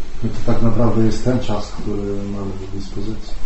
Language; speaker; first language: Polish; native; Polish